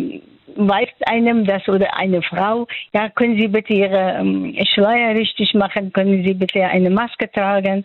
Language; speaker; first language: German; non-native, fluent; Persian